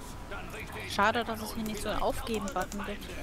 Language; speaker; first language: German; native; German